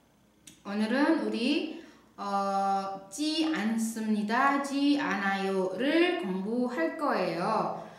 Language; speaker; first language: Korean; non-native, fluent; Indonesian